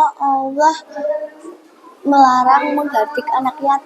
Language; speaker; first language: Indonesian; native; Indonesian